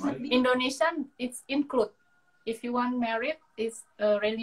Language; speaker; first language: English; non-native, learner; Indonesian